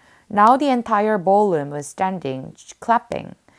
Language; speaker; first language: English; non-native, fluent; Korean